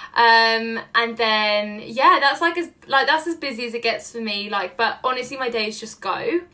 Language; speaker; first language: English; native; English